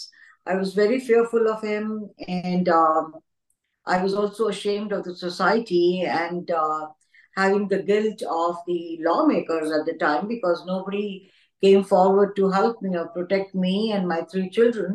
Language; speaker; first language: English; non-native, local second language; Hindi